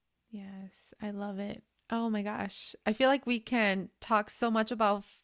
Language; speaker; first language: English; early bilingual, other home language; Spanish